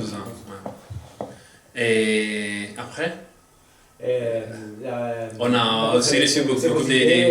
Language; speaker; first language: French; non-native, fluent; Italian